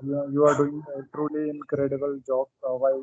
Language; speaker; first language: English; non-native, local second language; Hindi